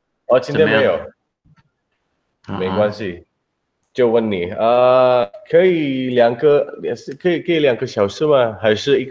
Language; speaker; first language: Chinese; non-native, learner; Indonesian